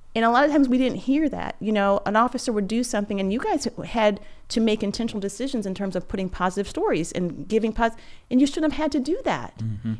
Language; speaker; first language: English; native; English